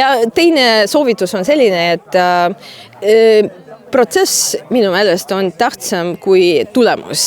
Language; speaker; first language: Estonian; non-native, fluent; Russian